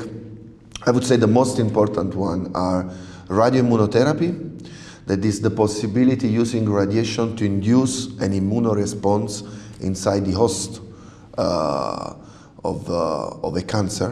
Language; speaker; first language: English; non-native, fluent; Italian